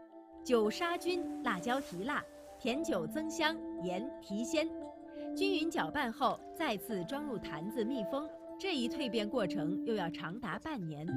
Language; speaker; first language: Chinese; native; Chinese